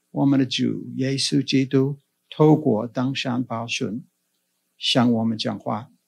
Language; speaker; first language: Chinese; non-native, fluent; English